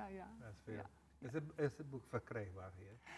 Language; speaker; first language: Dutch; non-native, local second language; Papiamento